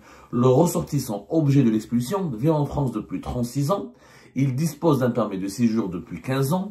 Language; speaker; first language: French; non-native, local second language; Arabic